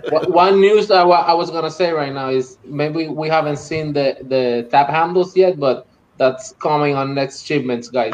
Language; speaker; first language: English; non-native, local second language; Spanish